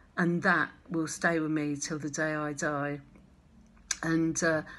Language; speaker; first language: English; native; English